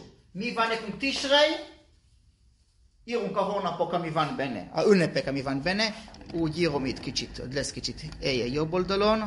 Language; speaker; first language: Hungarian; non-native, learner; Hebrew